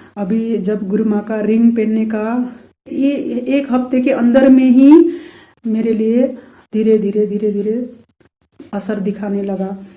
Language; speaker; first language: Hindi; non-native, local second language; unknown